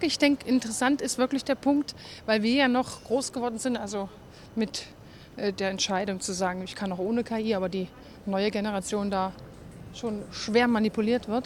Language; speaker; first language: German; native; German